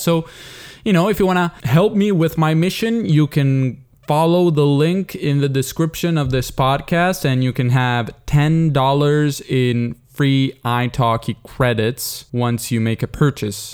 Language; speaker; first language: English; non-native, fluent; Italian